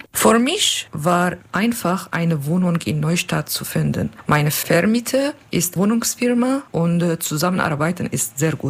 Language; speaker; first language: German; non-native, learner; Turkish